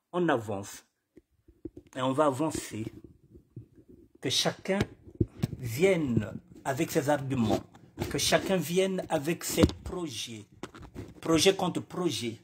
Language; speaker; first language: French; non-native, local second language; Lingala